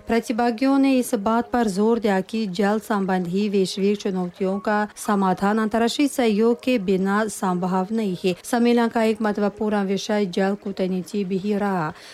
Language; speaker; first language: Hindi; non-native, fluent; Tajik